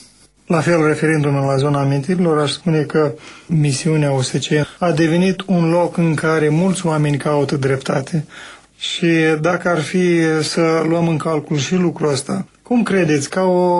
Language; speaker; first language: Romanian; native; Romanian